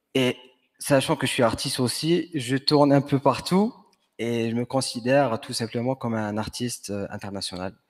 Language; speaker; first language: French; non-native, local second language; Arabic